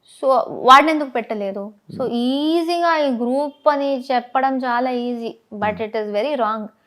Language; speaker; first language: Telugu; non-native, local second language; Tamil